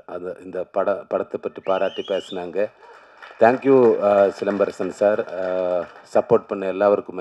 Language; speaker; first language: Tamil; non-native, learner; Malayalam